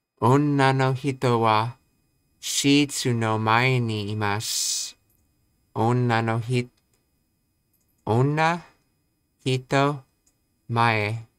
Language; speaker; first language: Japanese; non-native, learner; English